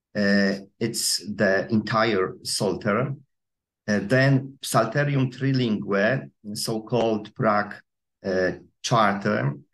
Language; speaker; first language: English; non-native, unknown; Polish